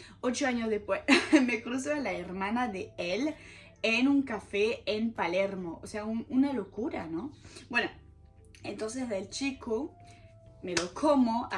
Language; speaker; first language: Spanish; non-native, fluent; French